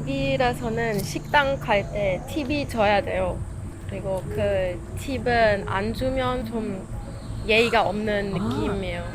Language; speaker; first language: Korean; non-native, fluent; German